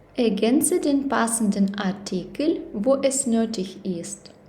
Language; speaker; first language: German; non-native, fluent; Ukrainian